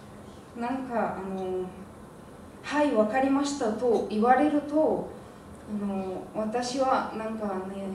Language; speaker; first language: Japanese; non-native, fluent; Arabic